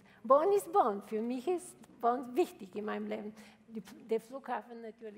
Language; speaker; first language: German; non-native, fluent; Bulgarian